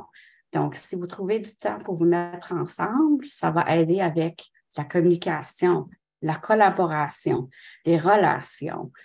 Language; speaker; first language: French; non-native, local second language; English